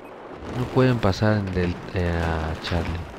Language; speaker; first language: Spanish; native; Spanish